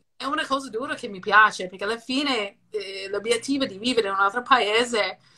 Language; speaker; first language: Italian; non-native, fluent; English